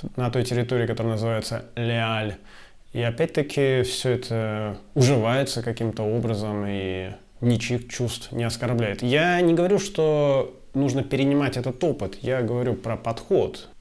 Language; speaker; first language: Russian; native; Russian